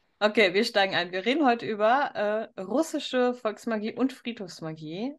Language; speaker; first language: German; native; German